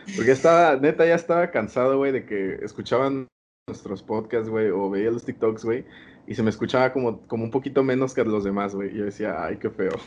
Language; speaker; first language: Spanish; native; Spanish